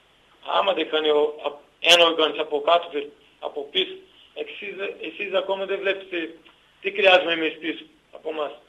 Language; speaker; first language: Greek; non-native, learner; Portuguese